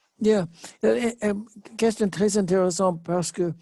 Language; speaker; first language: French; non-native, learner; English